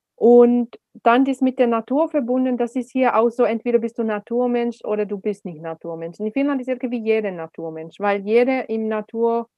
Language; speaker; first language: German; non-native, fluent; Finnish